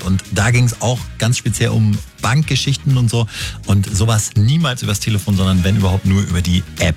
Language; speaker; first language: German; native; German